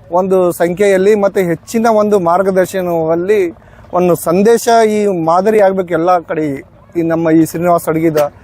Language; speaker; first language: Kannada; native; Kannada